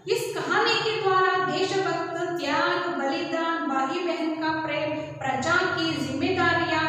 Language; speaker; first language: Hindi; non-native, local second language; Kannada